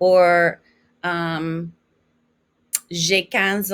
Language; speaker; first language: French; non-native, fluent; English